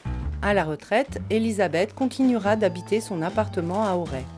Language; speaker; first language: French; native; French